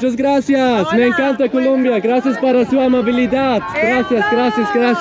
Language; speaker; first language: Spanish; non-native, learner; Swiss German